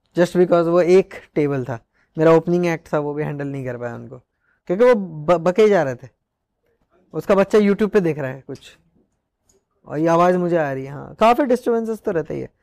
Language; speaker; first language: Hindi; non-native, local second language; Odia